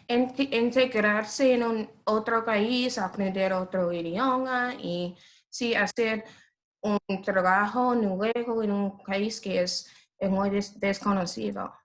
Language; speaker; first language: Spanish; non-native, fluent; English